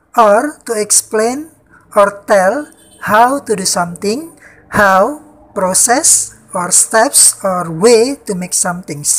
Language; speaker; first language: English; non-native, fluent; Indonesian